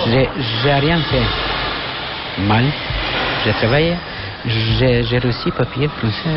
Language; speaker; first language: French; non-native, learner; Albanian